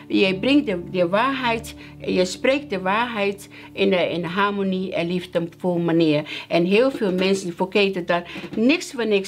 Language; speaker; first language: Dutch; non-native, learner; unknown